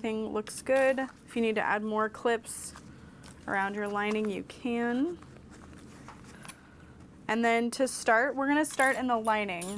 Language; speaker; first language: English; native; English